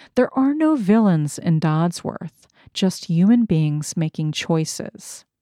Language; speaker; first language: English; native; English